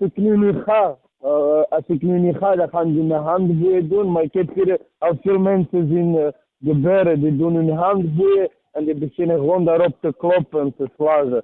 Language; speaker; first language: Dutch; non-native, fluent; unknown